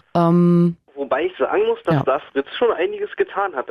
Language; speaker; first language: German; native; German